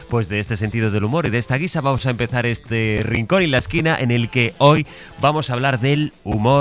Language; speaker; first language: Spanish; native; Spanish